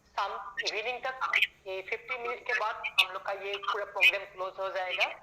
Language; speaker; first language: Hindi; non-native, local second language; Assamese